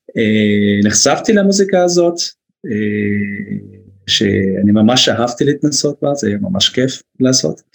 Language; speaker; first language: Hebrew; non-native, local second language; Arabic